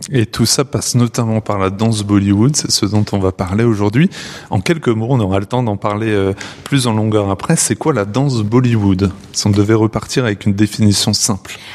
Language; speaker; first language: French; native; French